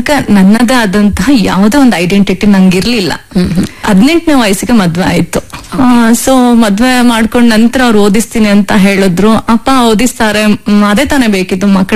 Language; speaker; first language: Kannada; native; Kannada